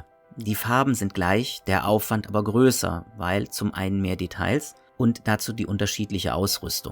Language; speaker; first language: German; native; German